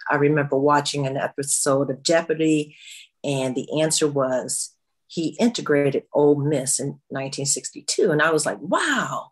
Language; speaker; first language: English; native; English